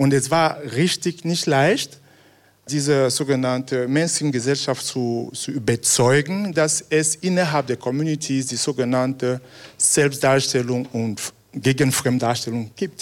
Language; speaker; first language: German; non-native, fluent; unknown